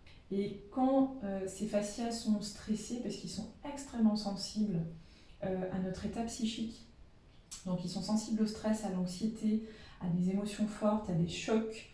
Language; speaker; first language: French; native; French